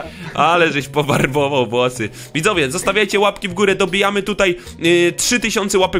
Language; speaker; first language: Polish; native; Polish